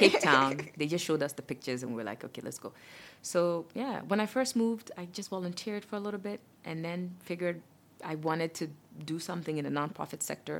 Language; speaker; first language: English; non-native, fluent; French